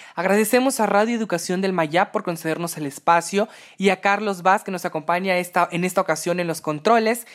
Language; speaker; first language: Spanish; native; Spanish